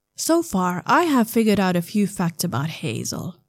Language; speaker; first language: English; non-native, fluent; Finnish